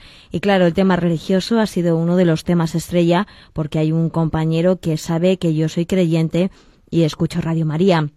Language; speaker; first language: Spanish; native; Spanish